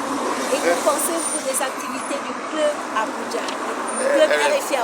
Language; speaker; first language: French; non-native, fluent; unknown